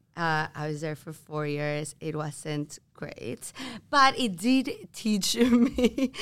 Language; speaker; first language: English; non-native, fluent; Spanish